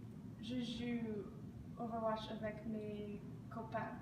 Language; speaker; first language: French; non-native, learner; English